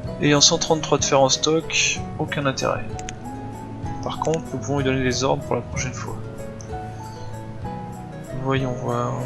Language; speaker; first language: French; native; French